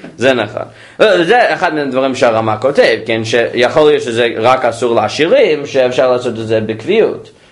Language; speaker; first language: Hebrew; non-native, fluent; English